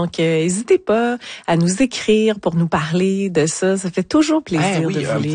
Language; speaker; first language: French; native; French